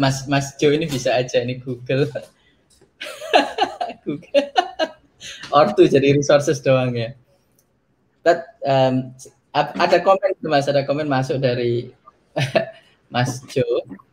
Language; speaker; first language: Indonesian; native; Indonesian